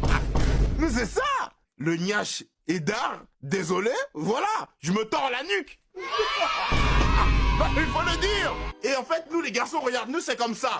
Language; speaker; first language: French; native; French